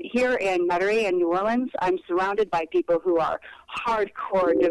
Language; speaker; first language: English; native; English